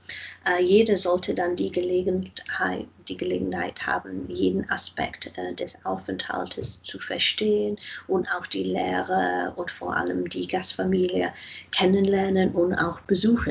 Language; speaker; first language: German; non-native, fluent; English